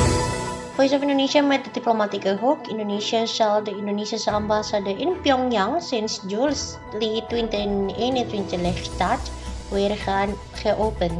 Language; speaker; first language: Dutch; non-native, learner; Indonesian